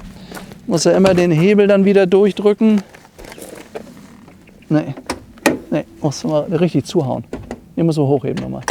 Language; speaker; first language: German; native; German